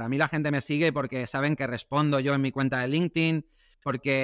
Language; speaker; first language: Spanish; native; Spanish